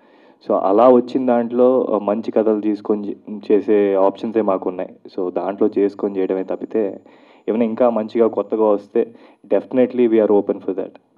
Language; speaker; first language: Telugu; native; Telugu